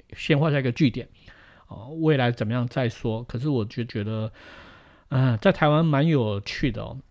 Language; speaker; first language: Chinese; native; Chinese